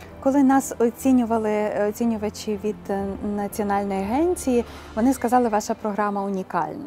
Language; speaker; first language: Ukrainian; native; Ukrainian